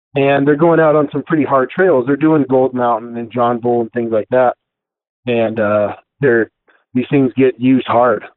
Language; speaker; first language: English; native; English